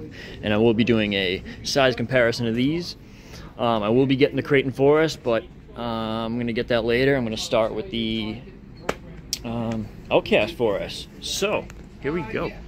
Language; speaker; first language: English; native; English